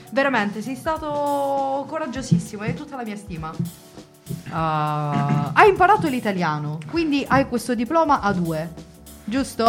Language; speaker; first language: Italian; native; Italian